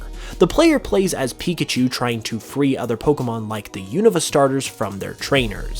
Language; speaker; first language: English; native; English